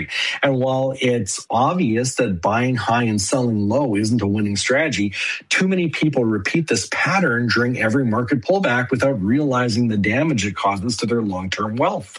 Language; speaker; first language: English; native; English